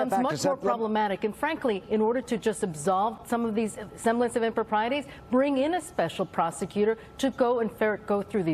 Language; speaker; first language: English; native; English